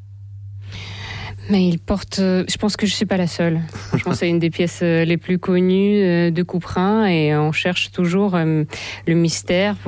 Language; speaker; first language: French; non-native, fluent; Russian